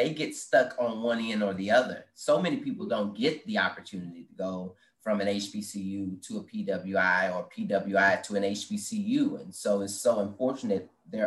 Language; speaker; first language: English; native; English